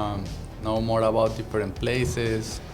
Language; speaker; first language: English; non-native, learner; Spanish